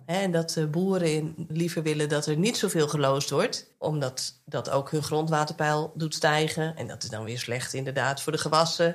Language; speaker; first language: Dutch; native; Dutch